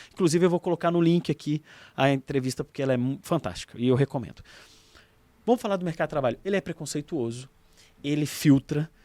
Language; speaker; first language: Portuguese; native; Portuguese